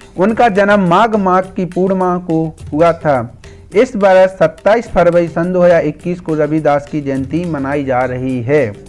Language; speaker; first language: Hindi; native; Hindi